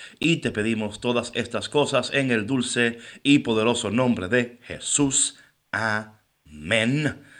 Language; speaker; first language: Spanish; native; Spanish